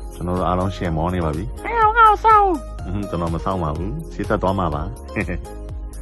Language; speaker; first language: Burmese; non-native, local second language; Shan